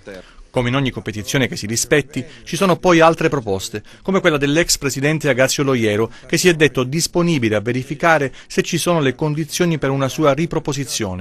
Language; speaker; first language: Italian; native; Italian